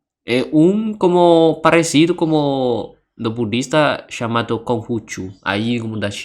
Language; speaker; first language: Portuguese; non-native, learner; Indonesian